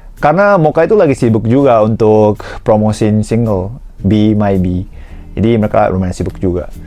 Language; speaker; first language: Indonesian; non-native, fluent; Japanese